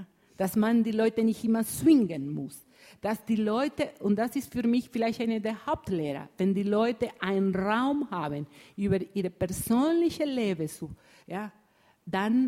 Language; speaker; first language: German; non-native, fluent; Spanish